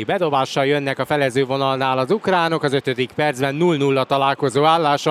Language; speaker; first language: Hungarian; native; Hungarian